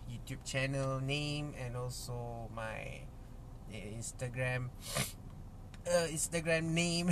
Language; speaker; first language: English; non-native, local second language; Malay